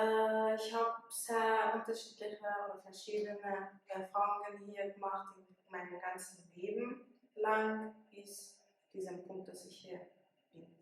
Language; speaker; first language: German; early bilingual, other home language; Persian